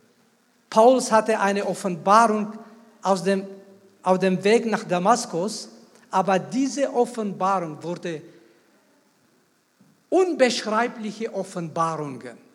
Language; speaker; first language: German; non-native, fluent; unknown